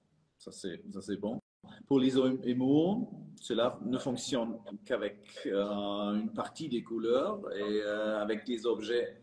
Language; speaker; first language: French; non-native, fluent; German